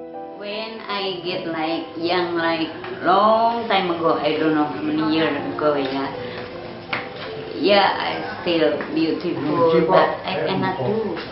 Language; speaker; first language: English; non-native, learner; Indonesian